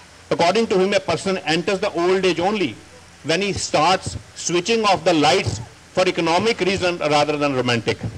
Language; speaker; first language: English; non-native, local second language; Punjabi